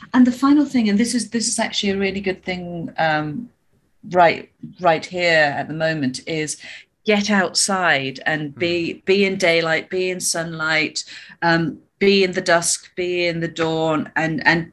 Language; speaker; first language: English; native; English